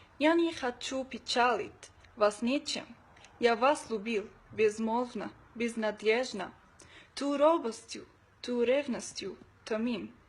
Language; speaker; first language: Russian; non-native, learner; Arabic